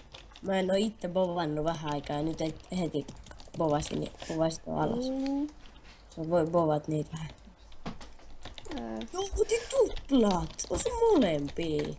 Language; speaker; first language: Finnish; native; Finnish